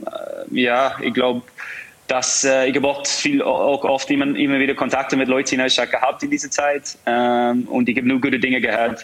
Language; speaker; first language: German; non-native, fluent; English